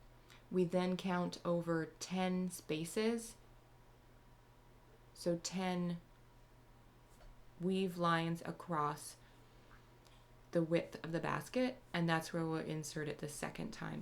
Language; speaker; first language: English; native; English